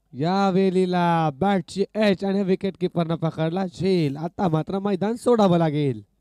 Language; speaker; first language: Marathi; native; Marathi